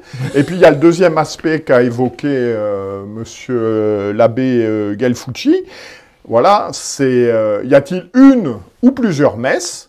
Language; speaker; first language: French; native; French